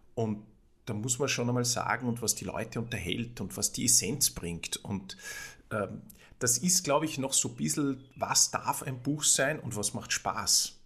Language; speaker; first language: German; native; German